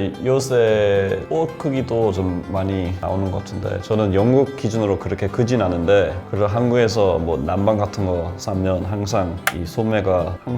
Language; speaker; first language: Korean; non-native, fluent; English